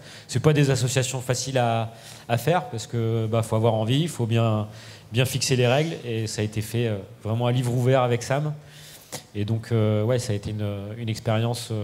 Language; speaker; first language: French; native; French